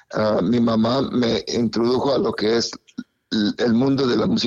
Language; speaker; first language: Spanish; early bilingual, heritage; Spanish